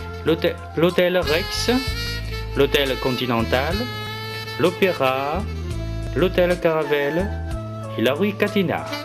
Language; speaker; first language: French; non-native, fluent; Vietnamese